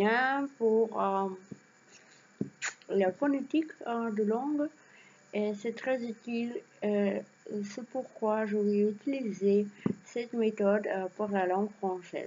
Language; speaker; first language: French; non-native, learner; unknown